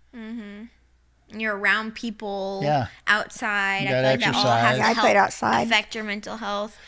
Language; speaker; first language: English; native; English